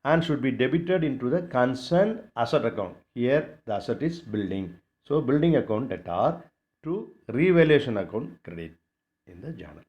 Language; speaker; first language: English; non-native, local second language; Tamil